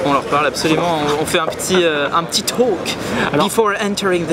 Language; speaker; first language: French; native; French